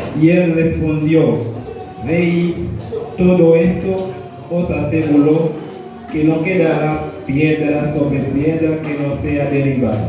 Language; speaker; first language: Spanish; non-native, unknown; Haitian Creole